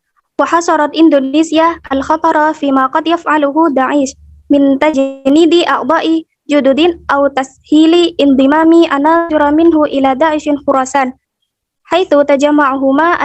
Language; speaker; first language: Arabic; non-native, learner; Indonesian